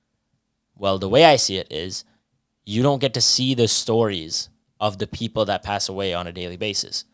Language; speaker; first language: English; native; English